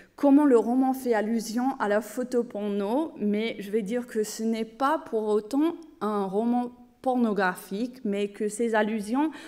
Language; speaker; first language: French; non-native, fluent; English